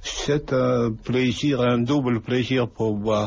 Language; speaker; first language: French; non-native, fluent; Lithuanian